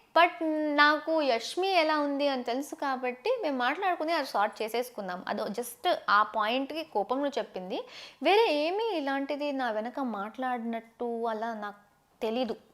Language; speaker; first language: Telugu; non-native, local second language; Tamil